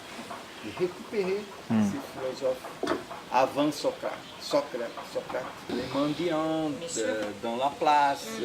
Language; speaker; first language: French; non-native, fluent; Portuguese